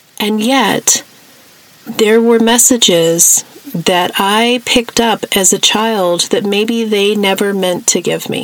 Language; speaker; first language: English; native; English